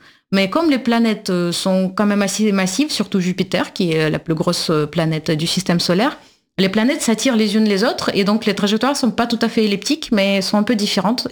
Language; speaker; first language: French; non-native, fluent; Russian